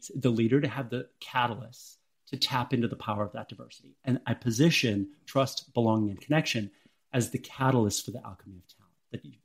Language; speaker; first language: English; native; English